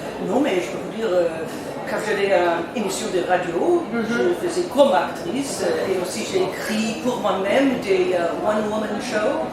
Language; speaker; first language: French; non-native, learner; English